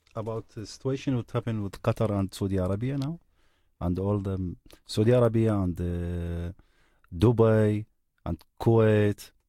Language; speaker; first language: English; non-native, learner; Arabic